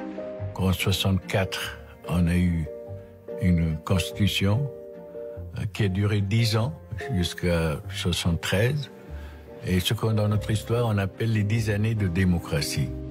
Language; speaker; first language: French; non-native, fluent; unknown